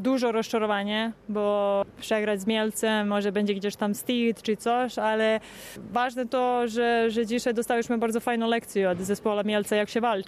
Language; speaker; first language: Polish; non-native, fluent; Serbian